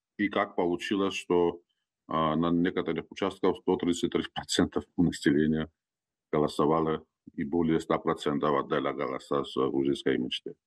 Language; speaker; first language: Russian; non-native, local second language; Georgian